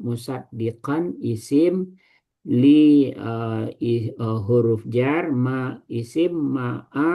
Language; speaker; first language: Arabic; non-native, learner; Indonesian